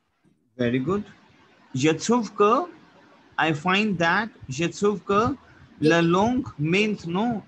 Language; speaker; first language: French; non-native, learner; Hindi